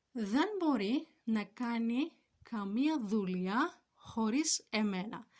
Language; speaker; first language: Greek; non-native, fluent; Turkish